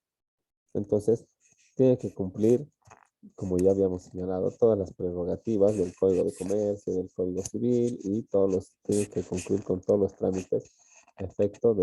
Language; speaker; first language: Spanish; native; Spanish